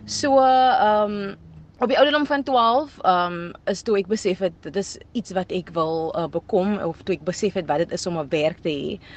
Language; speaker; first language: Afrikaans; native; Afrikaans